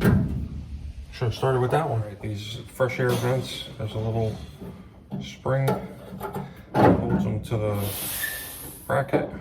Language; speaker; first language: English; native; English